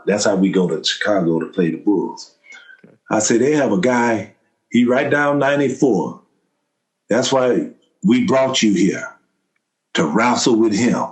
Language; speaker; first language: English; native; English